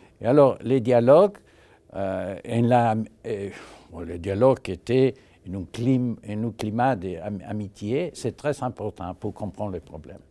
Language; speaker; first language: French; non-native, fluent; Spanish